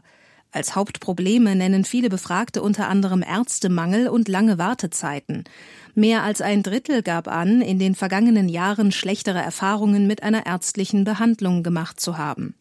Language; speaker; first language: German; native; German